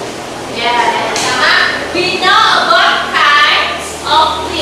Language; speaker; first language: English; non-native, learner; Indonesian